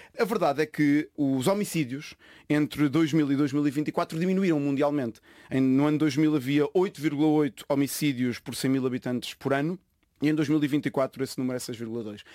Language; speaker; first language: Portuguese; early bilingual, other home language; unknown